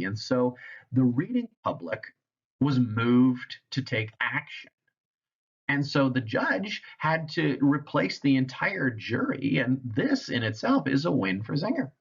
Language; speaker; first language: English; native; English